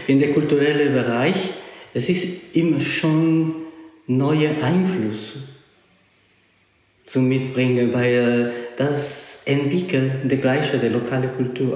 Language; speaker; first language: German; non-native, learner; Spanish